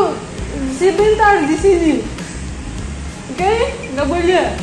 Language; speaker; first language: Indonesian; non-native, learner; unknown